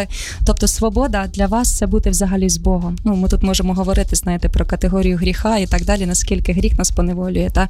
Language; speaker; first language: Ukrainian; native; Ukrainian